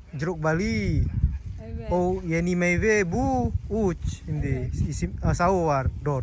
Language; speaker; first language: Turkish; non-native, learner; Indonesian